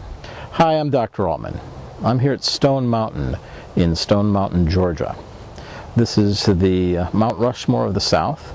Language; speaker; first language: English; native; English